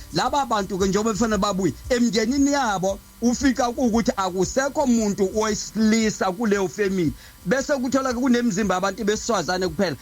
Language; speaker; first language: Zulu; non-native, local second language; Xhosa